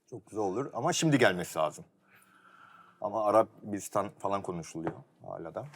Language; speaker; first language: Turkish; early bilingual, other home language; Korean